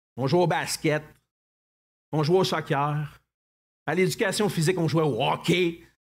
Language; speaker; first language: French; native; French